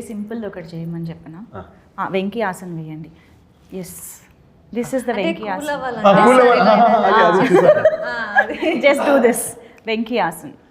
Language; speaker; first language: Telugu; native; Telugu